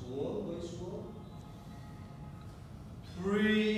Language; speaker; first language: Vietnamese; non-native, learner; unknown